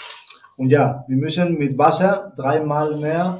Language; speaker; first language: German; non-native, learner; Spanish